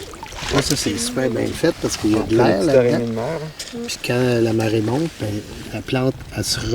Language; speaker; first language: French; native; French